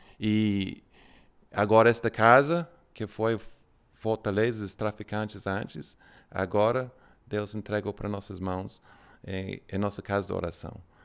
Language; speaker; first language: Portuguese; non-native, fluent; English